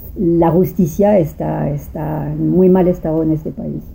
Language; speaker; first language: Spanish; non-native, fluent; French